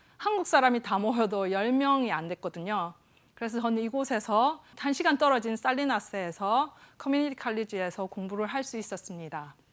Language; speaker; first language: Korean; native; Korean